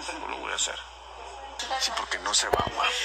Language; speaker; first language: Spanish; native; Spanish